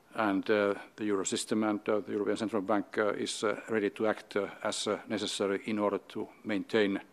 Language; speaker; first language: English; non-native, fluent; Finnish